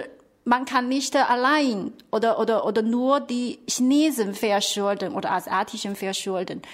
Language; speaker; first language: German; non-native, fluent; Chinese